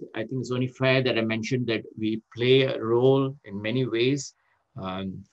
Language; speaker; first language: English; non-native, local second language; Tamil